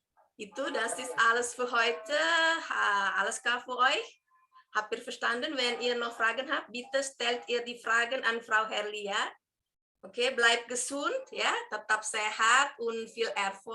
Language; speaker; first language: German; non-native, fluent; Indonesian